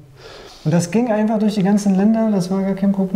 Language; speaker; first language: German; native; German